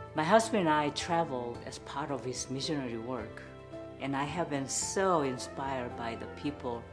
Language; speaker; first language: English; non-native, fluent; Korean